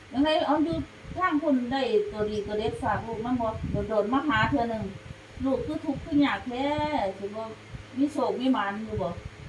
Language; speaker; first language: Thai; native; Thai